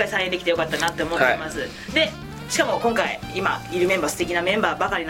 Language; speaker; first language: Japanese; native; Japanese